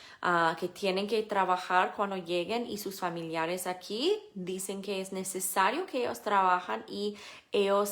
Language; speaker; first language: Spanish; non-native, fluent; English